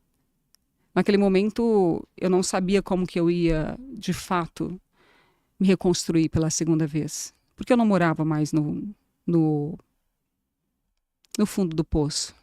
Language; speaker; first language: Portuguese; native; Portuguese